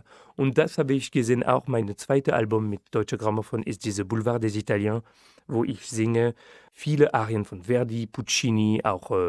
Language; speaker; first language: German; non-native, fluent; French